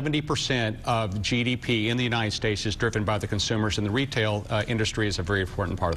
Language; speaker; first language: English; native; English